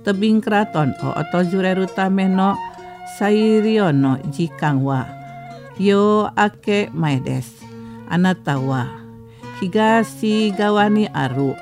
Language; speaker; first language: Japanese; non-native, fluent; Indonesian